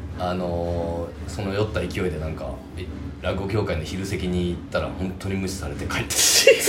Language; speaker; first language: Japanese; native; Japanese